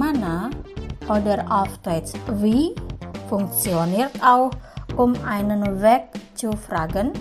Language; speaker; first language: German; non-native, fluent; Indonesian